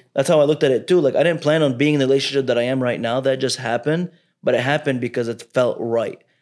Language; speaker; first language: English; early bilingual, other home language; Arabic